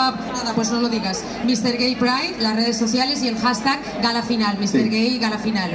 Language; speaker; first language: Spanish; native; Spanish